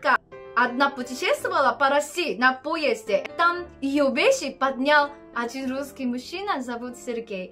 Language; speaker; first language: Russian; non-native, learner; Korean